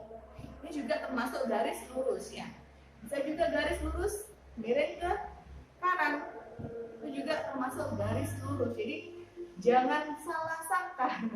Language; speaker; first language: Indonesian; native; Indonesian